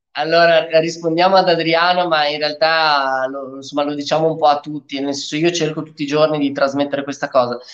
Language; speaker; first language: Italian; early bilingual, other home language; Romanian